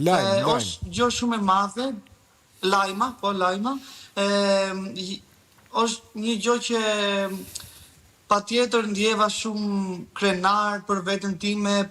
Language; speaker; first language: Albanian; early bilingual, heritage; Albanian